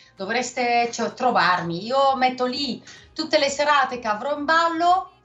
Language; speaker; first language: Italian; non-native, fluent; Dutch